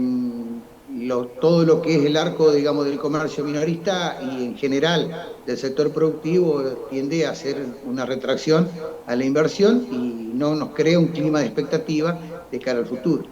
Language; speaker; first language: Spanish; native; Spanish